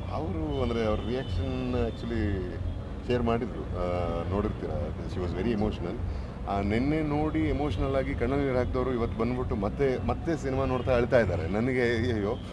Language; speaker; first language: Kannada; native; Kannada